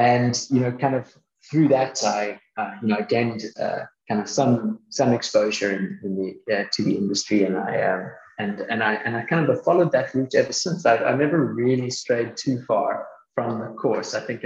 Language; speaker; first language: English; native; English